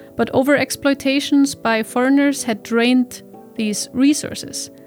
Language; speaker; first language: English; non-native, fluent; German